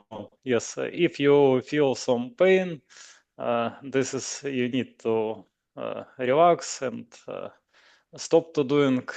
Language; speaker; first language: English; non-native, learner; Russian